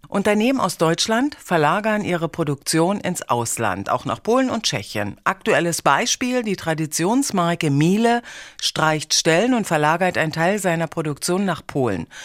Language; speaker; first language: German; native; German